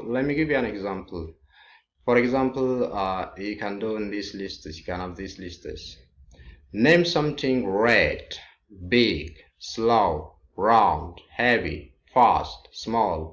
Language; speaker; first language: English; non-native, local second language; Amharic